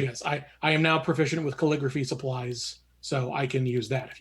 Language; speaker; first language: English; native; English